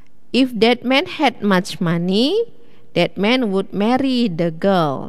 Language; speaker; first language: English; non-native, fluent; Indonesian